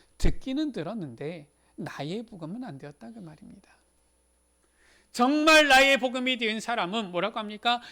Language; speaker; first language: Korean; native; Korean